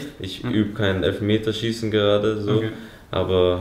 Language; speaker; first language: German; early bilingual, heritage; English